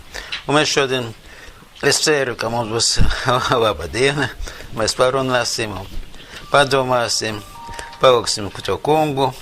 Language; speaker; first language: Latvian; non-native, local second language; Russian